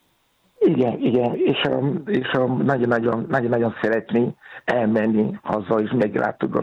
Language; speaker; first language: Hungarian; non-native, learner; Yoruba